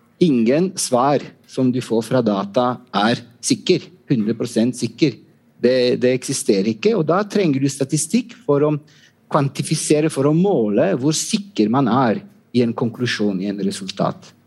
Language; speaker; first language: Norwegian; non-native, fluent; Italian